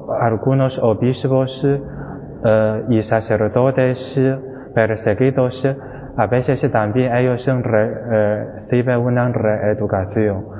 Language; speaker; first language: Spanish; non-native, fluent; Chinese